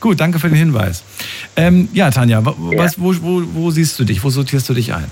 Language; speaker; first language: German; native; German